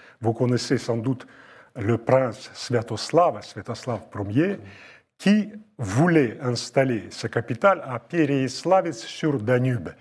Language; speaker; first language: French; non-native, fluent; Russian